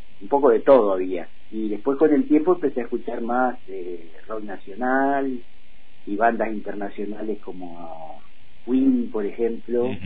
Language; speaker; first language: Spanish; native; Spanish